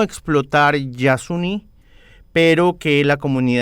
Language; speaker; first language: Spanish; native; Spanish